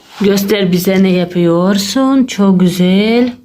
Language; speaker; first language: Turkish; non-native, learner; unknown